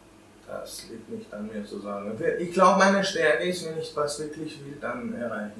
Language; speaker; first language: German; non-native, fluent; Albanian